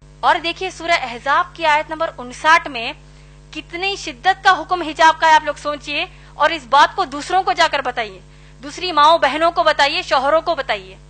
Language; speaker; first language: Urdu; native; Urdu